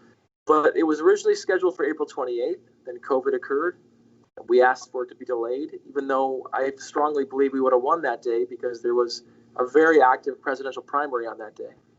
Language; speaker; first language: English; native; English